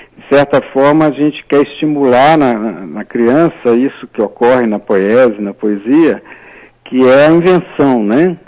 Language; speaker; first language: Portuguese; native; Portuguese